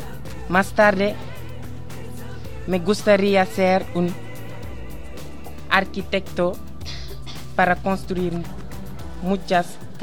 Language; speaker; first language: Spanish; non-native, learner; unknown